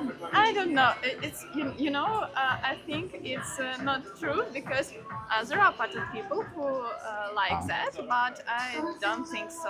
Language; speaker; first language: English; non-native, learner; Ukrainian